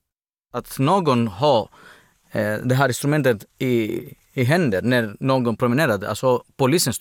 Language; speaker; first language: Swedish; non-native, learner; Greek